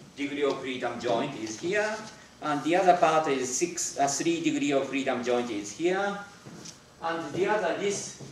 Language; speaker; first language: English; non-native, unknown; Japanese